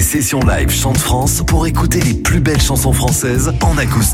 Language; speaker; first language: French; native; French